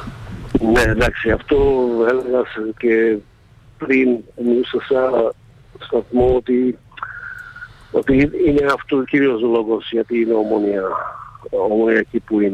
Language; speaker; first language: Greek; non-native, fluent; Slovak